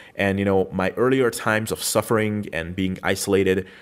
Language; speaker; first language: English; non-native, fluent; Hungarian